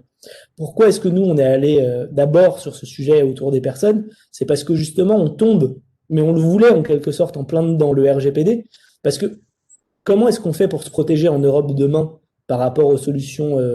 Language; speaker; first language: French; native; French